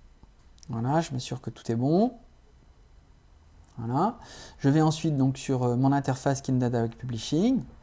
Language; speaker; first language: French; native; French